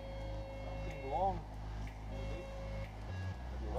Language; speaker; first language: English; non-native, learner; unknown